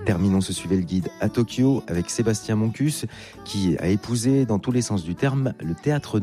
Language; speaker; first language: French; native; French